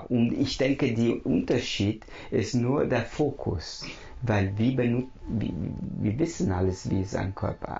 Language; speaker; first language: German; non-native, fluent; Italian